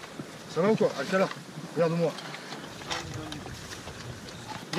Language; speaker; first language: French; native; French